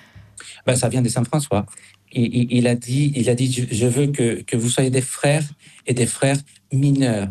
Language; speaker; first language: French; non-native, fluent; Spanish